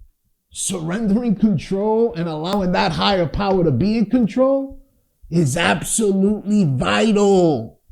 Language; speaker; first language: English; native; English